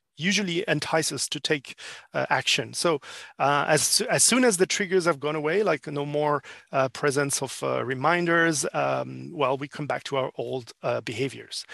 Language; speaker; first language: English; non-native, fluent; French